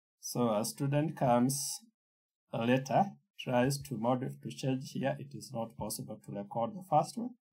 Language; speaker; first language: English; non-native, local second language; Kikuyu